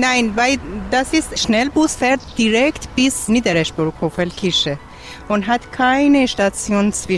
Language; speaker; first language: German; non-native, learner; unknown